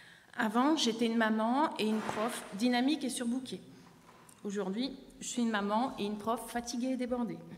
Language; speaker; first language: French; native; French